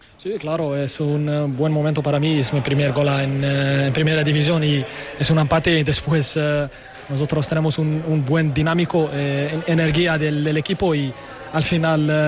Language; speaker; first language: Spanish; non-native, learner; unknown